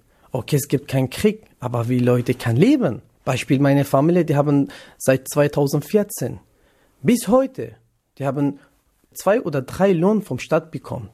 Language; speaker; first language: German; non-native, learner; Kurdish